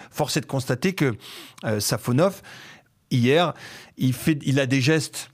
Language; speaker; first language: French; native; French